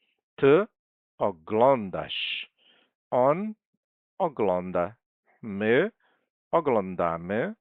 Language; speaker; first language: Polish; non-native, fluent; Portuguese